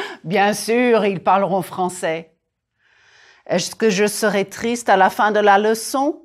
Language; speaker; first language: French; native; French